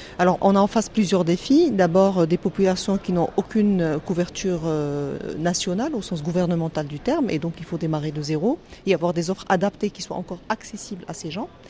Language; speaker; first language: French; non-native, local second language; Arabic